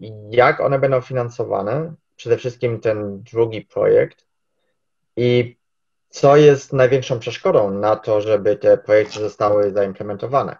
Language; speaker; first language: Polish; early bilingual, heritage; Polish